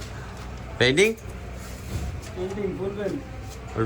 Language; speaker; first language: Hindi; non-native, local second language; Malayalam